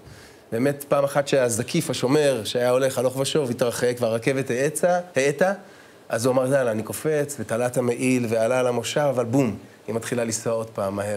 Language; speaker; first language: Hebrew; native; Hebrew